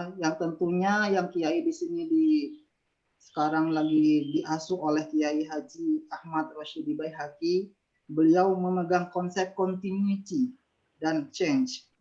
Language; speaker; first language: Indonesian; non-native, local second language; Madurese